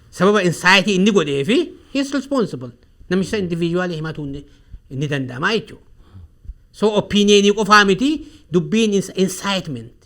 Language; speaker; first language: Oromo; native; Oromo